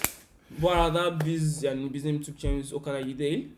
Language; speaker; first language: Turkish; non-native, learner; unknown